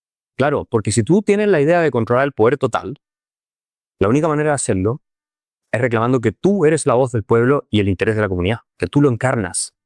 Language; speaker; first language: Spanish; native; Spanish